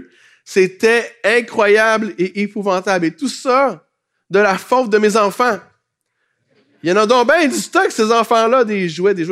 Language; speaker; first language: French; native; French